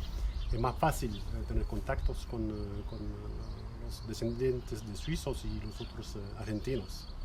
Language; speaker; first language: Spanish; non-native, fluent; French